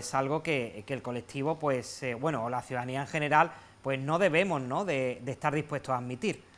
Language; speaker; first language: Spanish; native; Spanish